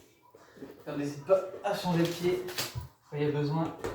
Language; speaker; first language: French; native; French